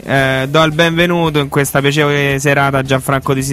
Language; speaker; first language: Italian; native; Italian